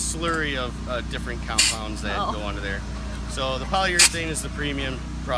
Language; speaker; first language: English; native; English